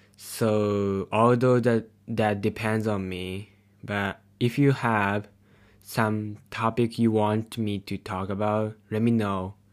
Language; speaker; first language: English; non-native, learner; Japanese